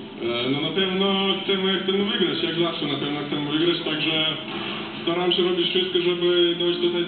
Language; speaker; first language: Polish; non-native, fluent; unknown